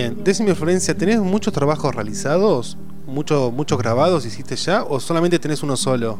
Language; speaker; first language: Spanish; native; Spanish